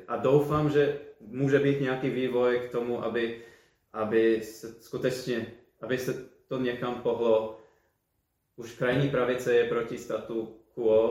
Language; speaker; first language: Czech; non-native, fluent; English